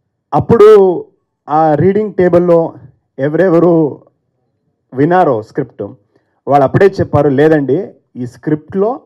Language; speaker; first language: Telugu; non-native, fluent; Kannada